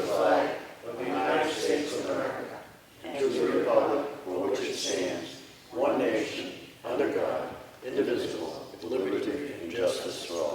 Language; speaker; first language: English; native; English